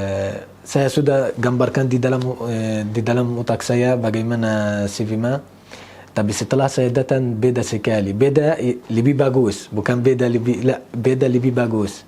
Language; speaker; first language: Indonesian; non-native, learner; Arabic